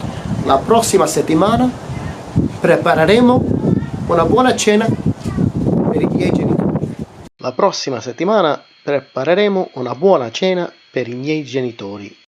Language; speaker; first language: Italian; non-native, fluent; English